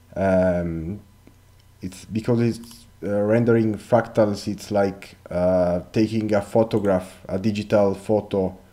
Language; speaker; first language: English; non-native, learner; Italian